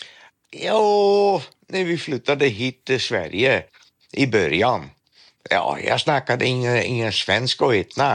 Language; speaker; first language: Swedish; non-native, fluent; Dutch